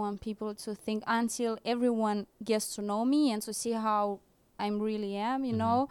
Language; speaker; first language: English; non-native, fluent; Romanian